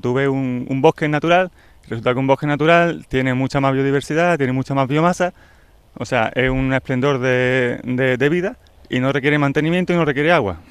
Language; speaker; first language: Spanish; native; Spanish